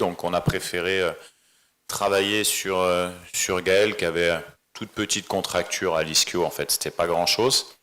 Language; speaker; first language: French; native; French